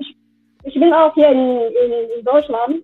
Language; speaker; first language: German; non-native, fluent; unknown